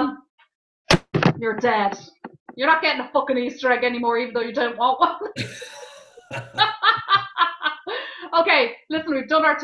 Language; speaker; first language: English; native; English